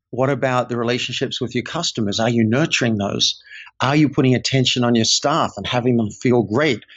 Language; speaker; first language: English; native; English